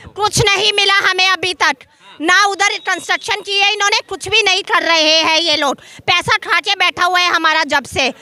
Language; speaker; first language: Hindi; native; Hindi